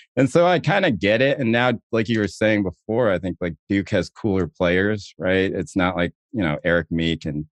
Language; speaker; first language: English; native; English